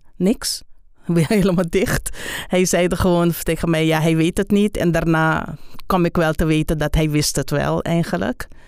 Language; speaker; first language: Dutch; non-native, local second language; Papiamento